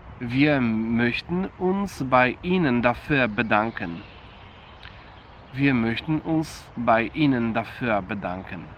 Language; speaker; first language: German; non-native, fluent; Polish